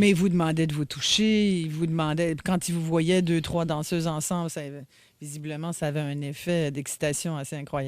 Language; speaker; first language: French; native; French